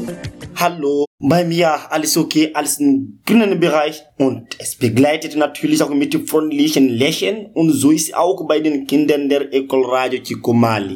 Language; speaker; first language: German; non-native, learner; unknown